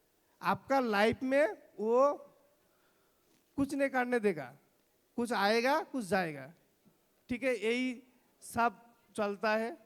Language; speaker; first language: Hindi; non-native, local second language; Bangla